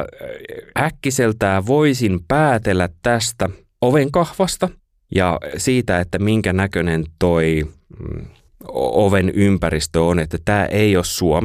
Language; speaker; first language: Finnish; native; Finnish